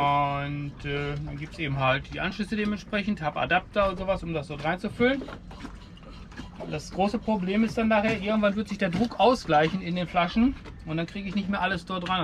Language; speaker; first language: German; native; German